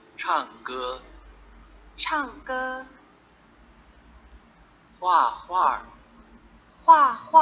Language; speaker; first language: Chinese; non-native, fluent; Thai